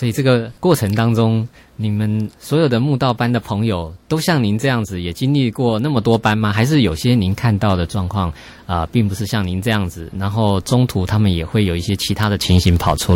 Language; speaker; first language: Chinese; native; Chinese